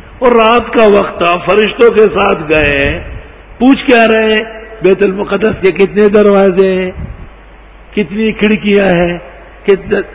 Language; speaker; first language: Urdu; non-native, local second language; Pashto